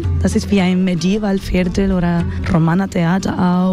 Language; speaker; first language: German; non-native, learner; Spanish